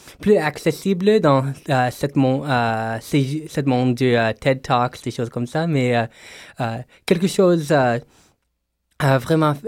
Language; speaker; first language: French; non-native, local second language; English